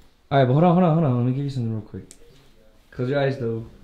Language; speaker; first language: English; early bilingual, other home language; Spanish